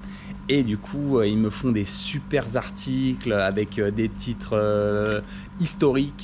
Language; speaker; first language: French; native; French